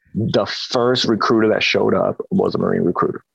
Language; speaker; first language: English; early bilingual, other home language; Spanish